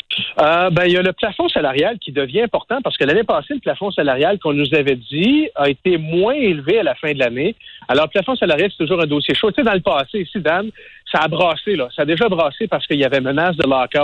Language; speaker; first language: French; native; French